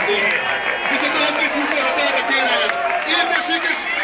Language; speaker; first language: Hungarian; native; Hungarian